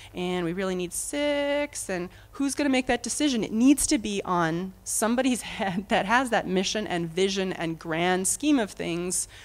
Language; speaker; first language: English; native; English